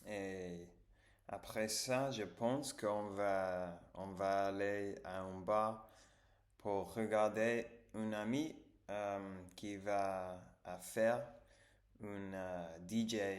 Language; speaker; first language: French; non-native, learner; English